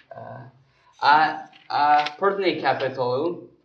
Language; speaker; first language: Czech; non-native, learner; English